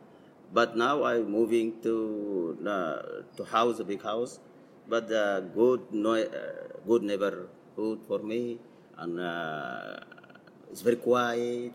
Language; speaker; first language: English; non-native, learner; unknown